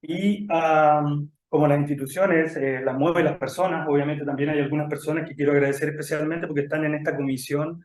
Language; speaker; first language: Spanish; native; Spanish